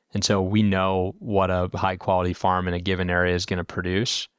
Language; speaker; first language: English; native; English